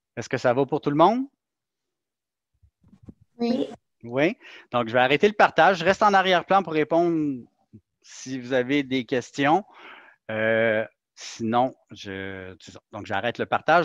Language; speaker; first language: French; native; French